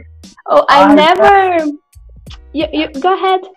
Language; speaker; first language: English; non-native, learner; Portuguese